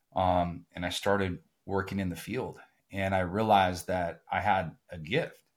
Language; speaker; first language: English; native; English